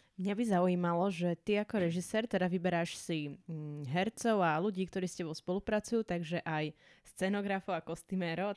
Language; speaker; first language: Slovak; native; Slovak